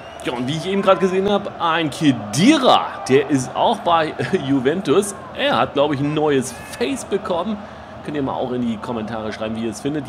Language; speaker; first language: German; native; German